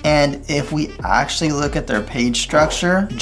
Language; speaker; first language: English; native; English